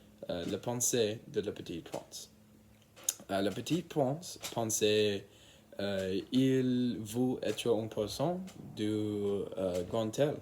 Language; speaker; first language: French; non-native, learner; English